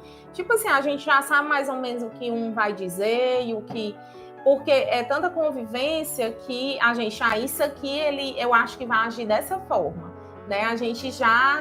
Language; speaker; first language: Portuguese; native; Portuguese